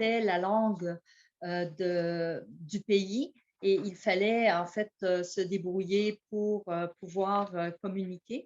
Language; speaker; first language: French; early bilingual, heritage; French